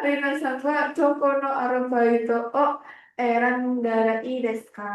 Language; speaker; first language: Japanese; non-native, learner; Indonesian